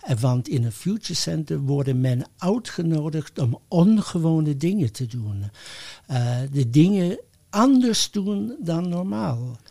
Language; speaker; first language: Dutch; non-native, fluent; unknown